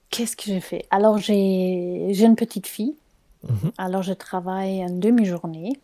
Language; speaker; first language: French; non-native, fluent; German